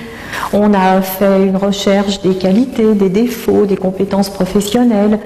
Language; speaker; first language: French; native; French